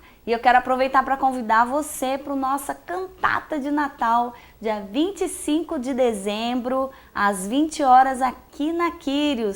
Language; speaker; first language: Portuguese; native; Portuguese